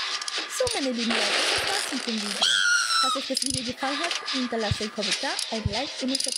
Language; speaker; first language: German; native; German